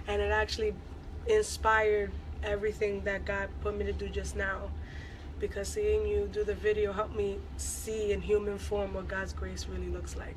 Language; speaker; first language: English; early bilingual, other home language; Spanish